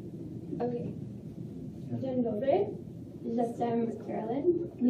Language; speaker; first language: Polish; non-native, learner; English